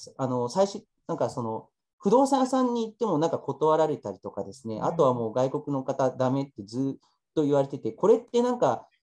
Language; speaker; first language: Japanese; early bilingual, other home language; Chinese